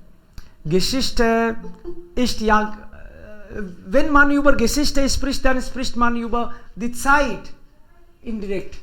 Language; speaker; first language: German; non-native, fluent; Hindi